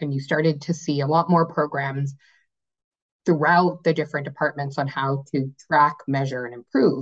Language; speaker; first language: English; native; English